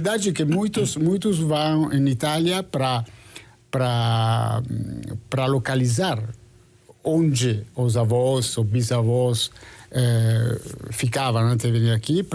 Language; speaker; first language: Portuguese; non-native, fluent; Italian